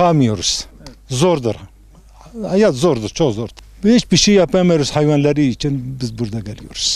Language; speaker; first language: Turkish; non-native, local second language; Kurdish